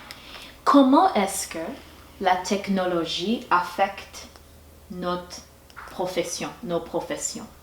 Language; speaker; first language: French; non-native, fluent; English